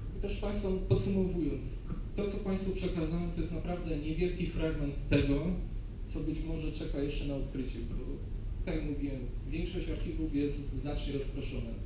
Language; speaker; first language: Polish; native; Polish